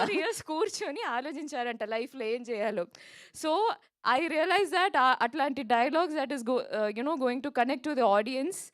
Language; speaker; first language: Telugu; non-native, local second language; Malayalam